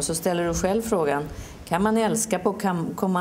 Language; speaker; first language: Swedish; native; Swedish